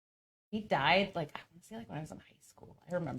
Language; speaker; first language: English; native; English